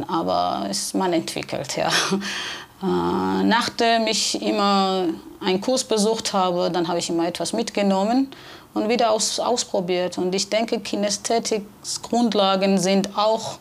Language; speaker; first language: German; non-native, fluent; Georgian